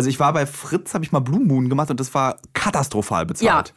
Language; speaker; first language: German; native; German